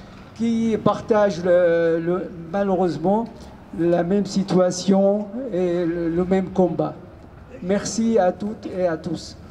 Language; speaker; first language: French; non-native, fluent; Arabic